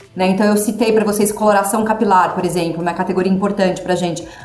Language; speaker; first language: Portuguese; native; Portuguese